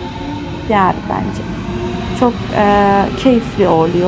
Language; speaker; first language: Turkish; non-native, fluent; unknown